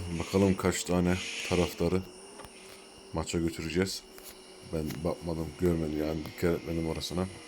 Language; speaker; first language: Turkish; early bilingual, heritage; Turkish